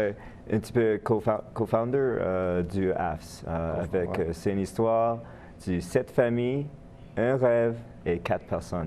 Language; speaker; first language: French; non-native, learner; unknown